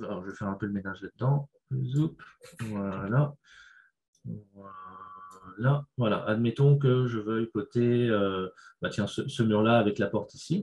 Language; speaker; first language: French; native; French